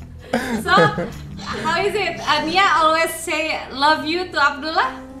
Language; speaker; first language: English; non-native, learner; Indonesian